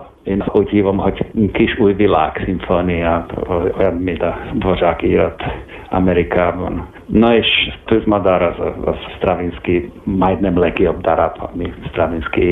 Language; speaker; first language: Hungarian; non-native, fluent; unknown